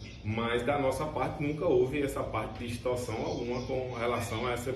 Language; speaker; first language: Portuguese; native; Portuguese